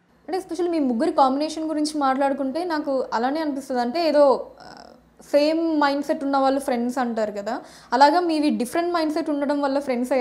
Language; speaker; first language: Telugu; native; Telugu